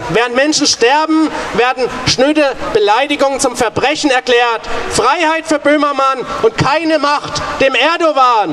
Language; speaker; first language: German; native; German